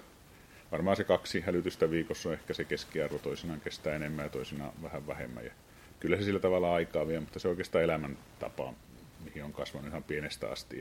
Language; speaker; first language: Finnish; native; Finnish